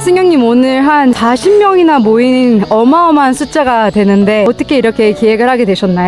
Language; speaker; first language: Korean; native; Korean